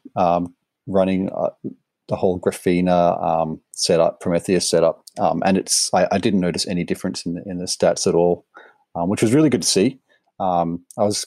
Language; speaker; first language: English; native; English